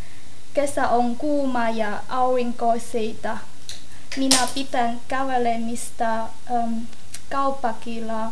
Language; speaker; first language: Finnish; non-native, learner; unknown